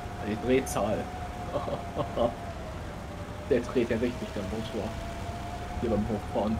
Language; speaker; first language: German; native; German